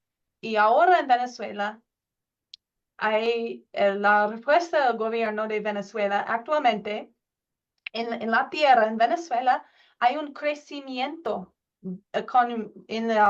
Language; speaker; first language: Spanish; non-native, learner; English